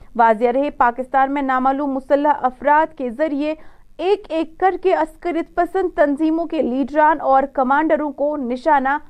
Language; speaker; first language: Urdu; non-native, local second language; Kashmiri